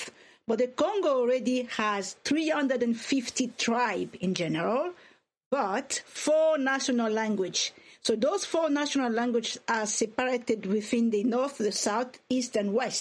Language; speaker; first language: English; non-native, fluent; Swahili